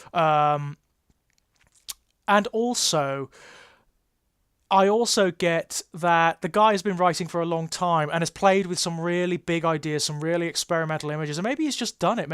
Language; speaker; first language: English; native; English